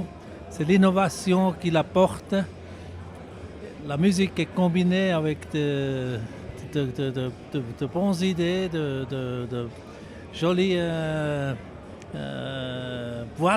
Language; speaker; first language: French; non-native, local second language; German